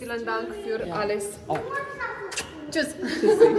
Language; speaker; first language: German; non-native, learner; Romanian